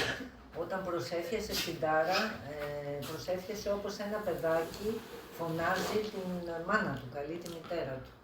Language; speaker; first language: Greek; native; Greek